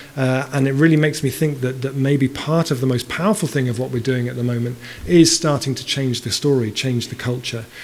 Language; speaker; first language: English; native; English